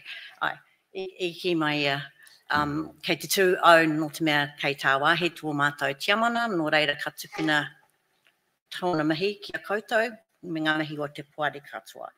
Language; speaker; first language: Māori; non-native, local second language; English